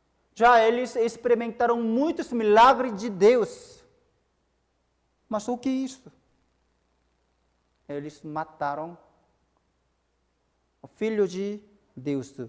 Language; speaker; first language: Portuguese; non-native, fluent; Korean